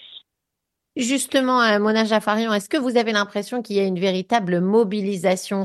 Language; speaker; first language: French; native; French